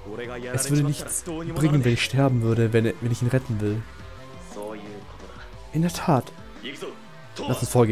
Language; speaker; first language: German; native; German